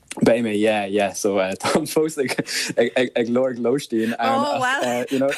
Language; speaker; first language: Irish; non-native, local second language; English